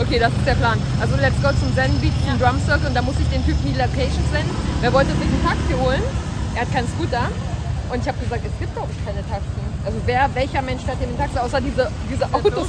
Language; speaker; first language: German; native; German